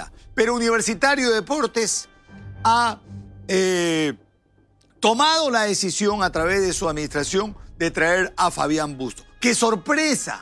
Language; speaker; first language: Spanish; native; Spanish